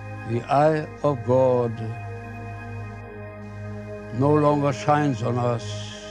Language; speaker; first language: English; non-native, fluent; German